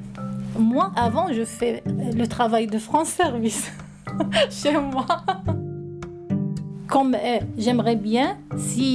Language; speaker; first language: French; non-native, learner; Arabic